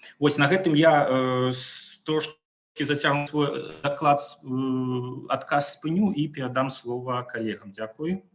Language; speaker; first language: Belarusian; non-native, local second language; Russian